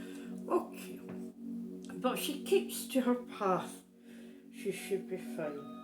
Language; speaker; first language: English; native; English